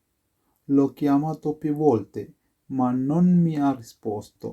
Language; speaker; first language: Italian; non-native, fluent; Sinhala